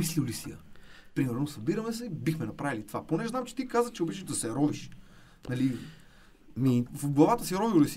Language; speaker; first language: Bulgarian; native; Bulgarian